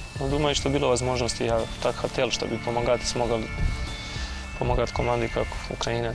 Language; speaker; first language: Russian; non-native, learner; Serbian